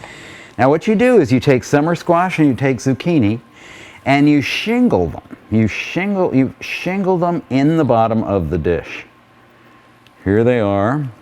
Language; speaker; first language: English; native; English